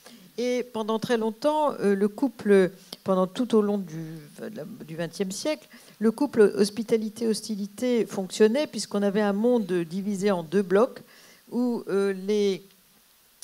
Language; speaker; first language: French; native; French